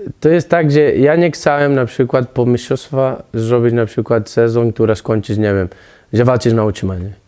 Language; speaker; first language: Polish; non-native, learner; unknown